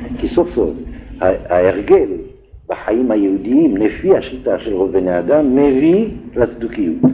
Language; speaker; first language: Hebrew; non-native, fluent; French